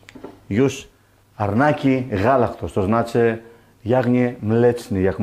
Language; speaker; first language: Polish; non-native, learner; Greek